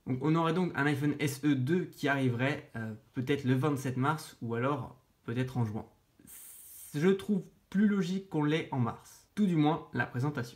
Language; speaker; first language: French; native; French